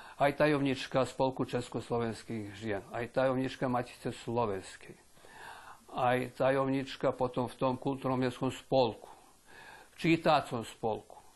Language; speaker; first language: Slovak; early bilingual, heritage; Slovak